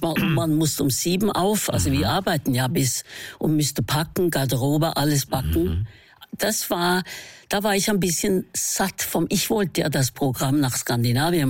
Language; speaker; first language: German; non-native, fluent; Norwegian